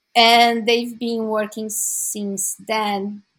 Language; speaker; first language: English; non-native, learner; Portuguese